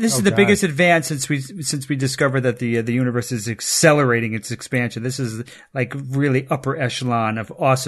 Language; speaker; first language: English; native; English